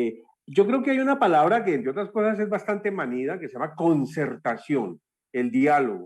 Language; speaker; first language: Spanish; native; Spanish